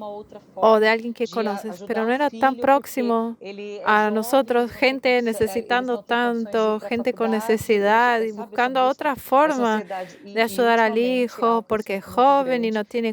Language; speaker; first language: Spanish; non-native, fluent; Portuguese